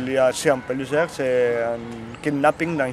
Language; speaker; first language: French; non-native, learner; Catalan